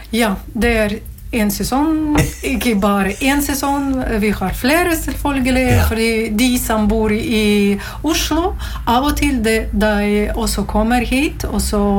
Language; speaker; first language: Norwegian; non-native, learner; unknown